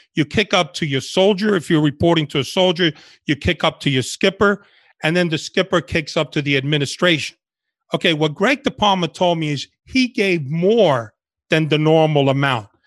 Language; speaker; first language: English; early bilingual, other home language; Spanish